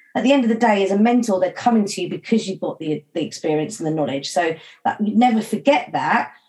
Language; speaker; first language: English; native; English